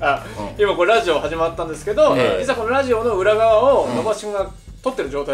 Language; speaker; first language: Japanese; native; Japanese